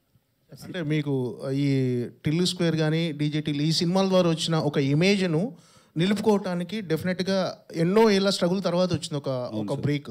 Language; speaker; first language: Telugu; native; Telugu